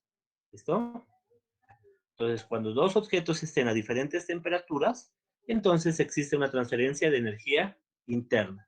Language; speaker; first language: Spanish; native; Spanish